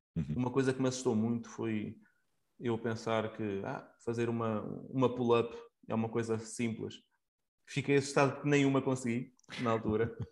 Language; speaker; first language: Portuguese; native; Portuguese